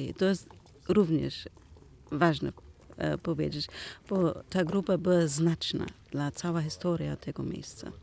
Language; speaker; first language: Polish; non-native, learner; German